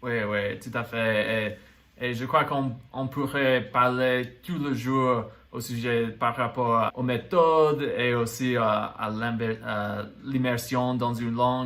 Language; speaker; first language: French; non-native, fluent; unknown